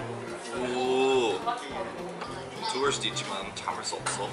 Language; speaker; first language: Korean; non-native, fluent; English